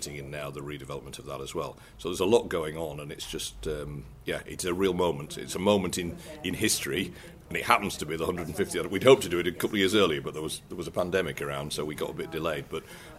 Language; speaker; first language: English; native; English